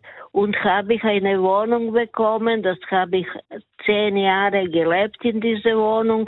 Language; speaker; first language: German; non-native, learner; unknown